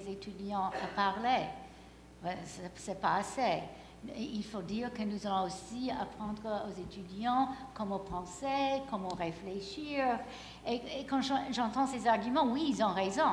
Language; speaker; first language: French; non-native, fluent; English